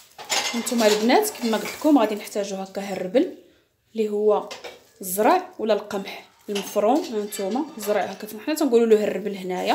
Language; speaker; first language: Arabic; native; Arabic